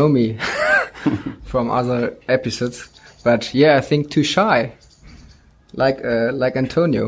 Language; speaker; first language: English; non-native, fluent; German